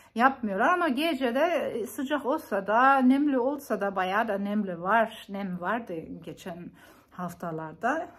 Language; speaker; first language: Turkish; non-native, fluent; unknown